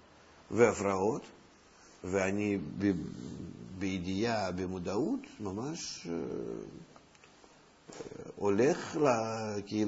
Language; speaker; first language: Hebrew; non-native, fluent; Russian